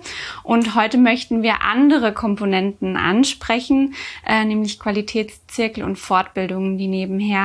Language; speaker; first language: German; native; German